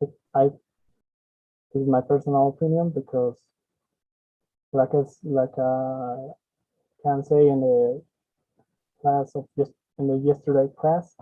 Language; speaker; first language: English; non-native, learner; Spanish